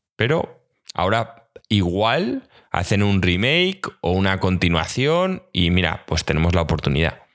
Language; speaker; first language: Spanish; native; Spanish